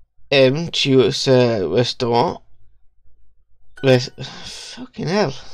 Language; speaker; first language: French; non-native, learner; English